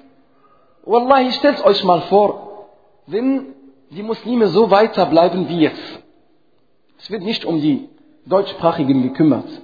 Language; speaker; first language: German; non-native, fluent; Arabic